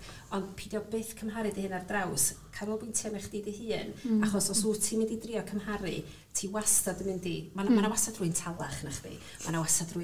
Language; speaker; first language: Welsh; native; Welsh